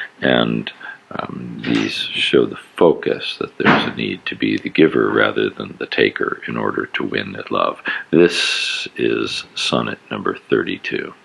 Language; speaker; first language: English; native; English